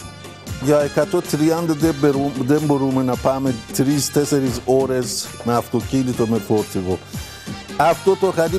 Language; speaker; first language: Greek; non-native, learner; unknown